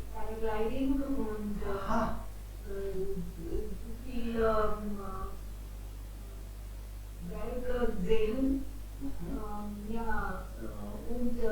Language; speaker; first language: German; non-native, learner; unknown